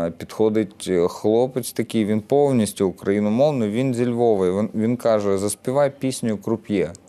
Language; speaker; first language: Ukrainian; non-native, local second language; Russian